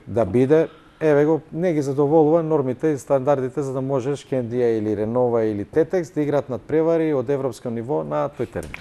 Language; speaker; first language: Macedonian; native; Macedonian